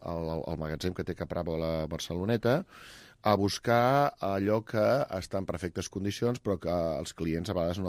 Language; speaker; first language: Catalan; native; Catalan